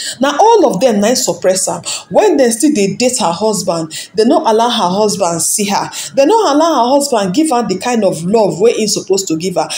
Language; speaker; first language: Nigerian Pidgin; non-native, local second language; Yoruba